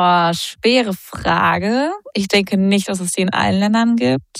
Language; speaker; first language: German; native; German